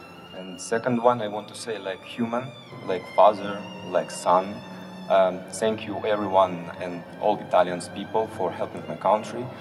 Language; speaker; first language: English; non-native, learner; Ukrainian